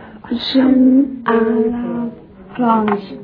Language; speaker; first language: French; non-native, learner; English